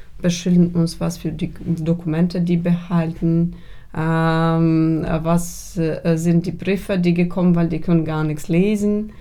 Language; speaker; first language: German; non-native, fluent; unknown